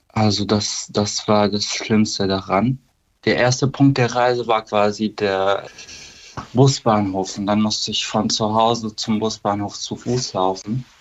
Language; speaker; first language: German; non-native, fluent; Arabic